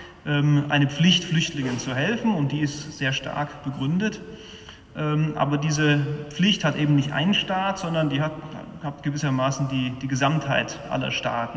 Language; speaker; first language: German; native; German